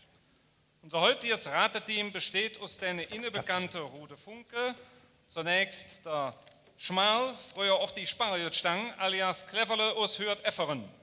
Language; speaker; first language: German; native; German